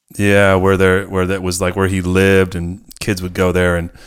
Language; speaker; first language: English; native; English